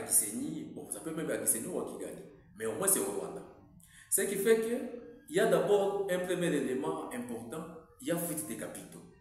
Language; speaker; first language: French; non-native, local second language; Swahili